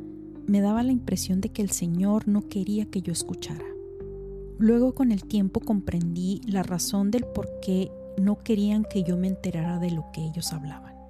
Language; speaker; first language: Spanish; native; Spanish